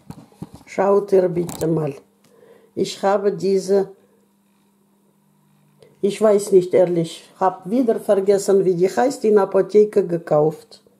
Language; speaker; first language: German; non-native, fluent; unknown